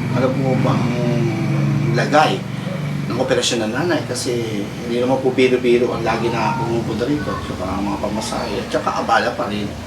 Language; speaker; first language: Filipino; native; Filipino